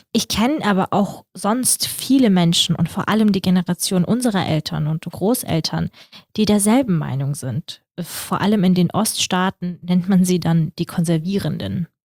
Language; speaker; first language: German; early bilingual, other home language; Russian